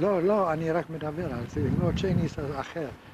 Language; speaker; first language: Hebrew; non-native, fluent; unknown